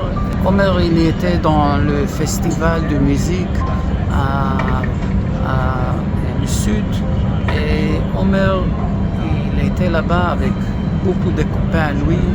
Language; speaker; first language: French; non-native, learner; Hebrew